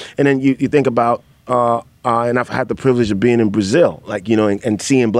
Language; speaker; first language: English; non-native, local second language; Akan